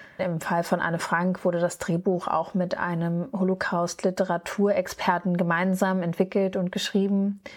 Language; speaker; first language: German; native; German